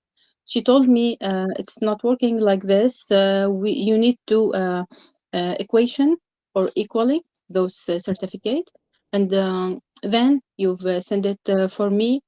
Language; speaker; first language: English; non-native, learner; Arabic